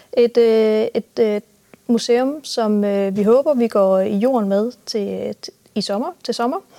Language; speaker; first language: Danish; native; Danish